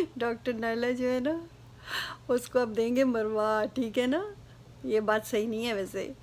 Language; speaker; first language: Urdu; native; Urdu